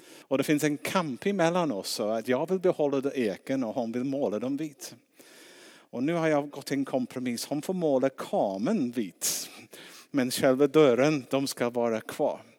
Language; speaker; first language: Swedish; non-native, fluent; English